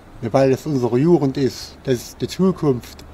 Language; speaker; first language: German; native; German